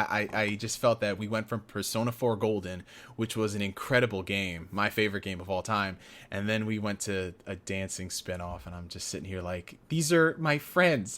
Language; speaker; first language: English; native; English